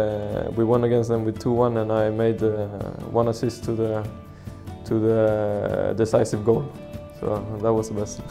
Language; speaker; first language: English; non-native, fluent; Swedish